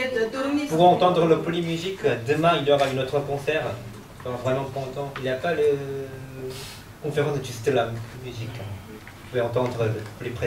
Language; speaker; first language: French; non-native, learner; Korean